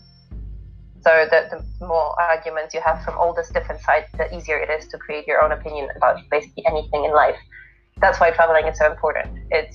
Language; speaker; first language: English; non-native, fluent; Polish